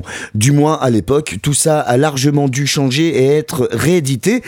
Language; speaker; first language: French; native; French